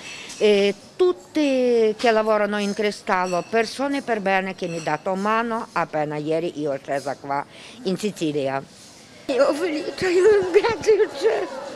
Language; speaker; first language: Italian; non-native, learner; Ukrainian